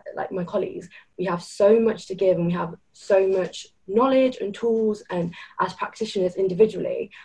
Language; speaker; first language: English; native; English